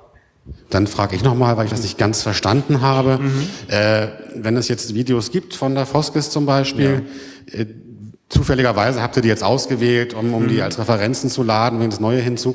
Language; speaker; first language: German; native; German